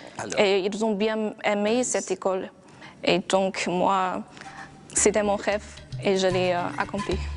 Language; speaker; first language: French; non-native, fluent; Chinese